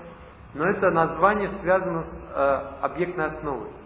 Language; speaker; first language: Russian; native; Russian